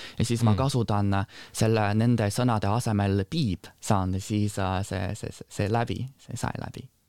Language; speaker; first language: Estonian; non-native, fluent; Chinese